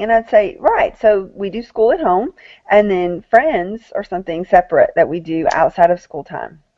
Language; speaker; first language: English; native; English